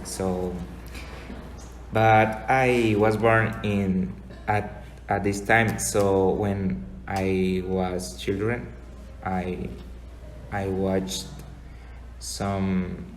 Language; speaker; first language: English; non-native, learner; Spanish